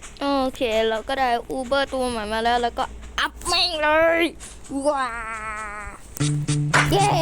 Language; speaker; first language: Thai; native; Thai